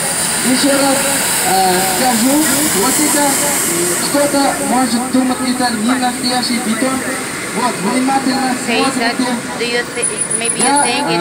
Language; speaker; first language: Russian; non-native, learner; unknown